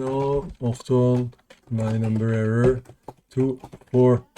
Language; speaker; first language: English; non-native, local second language; French